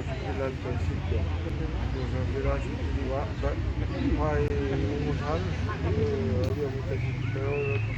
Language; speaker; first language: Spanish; non-native, local second language; Galician